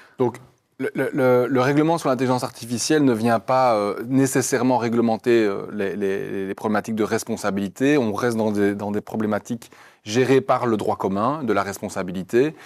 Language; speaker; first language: French; native; French